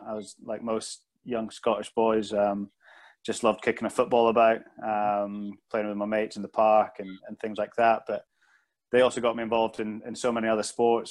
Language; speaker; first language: English; native; English